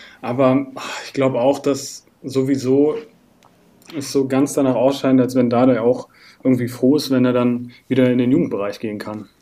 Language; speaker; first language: German; native; German